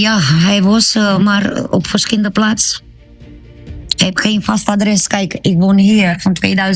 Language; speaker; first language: Dutch; non-native, learner; Romanian